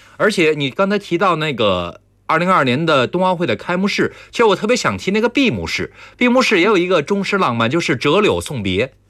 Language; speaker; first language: Chinese; native; Chinese